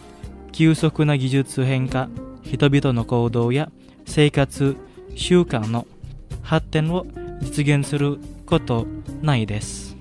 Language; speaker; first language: Japanese; non-native, fluent; Indonesian